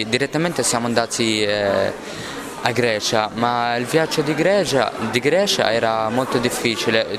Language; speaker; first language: Italian; non-native, learner; Arabic